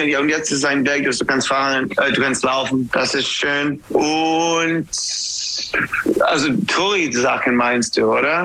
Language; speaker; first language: German; non-native, learner; English